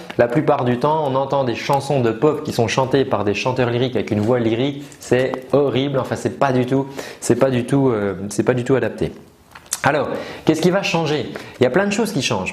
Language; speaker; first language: French; native; French